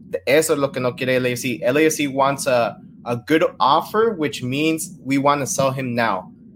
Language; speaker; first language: English; early bilingual, other home language; Spanish